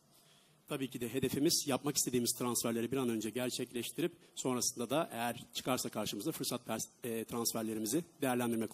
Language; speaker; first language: Turkish; native; Turkish